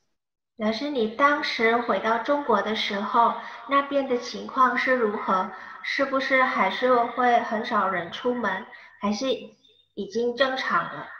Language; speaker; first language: Chinese; non-native, fluent; Indonesian